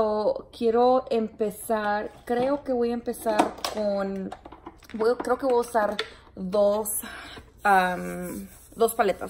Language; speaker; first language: Spanish; early bilingual, heritage; Spanish